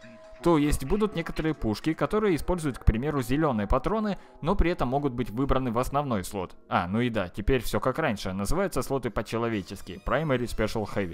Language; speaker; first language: Russian; native; Russian